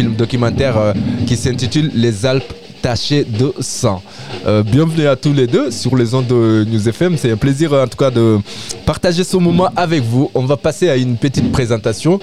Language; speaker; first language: French; native; French